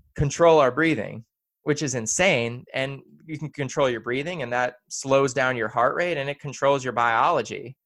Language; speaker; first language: English; native; English